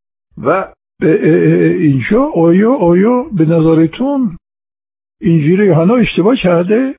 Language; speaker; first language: Persian; non-native, fluent; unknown